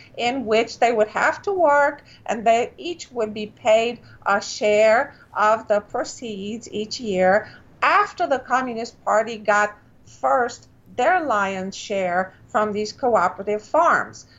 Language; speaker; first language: English; non-native, fluent; Romanian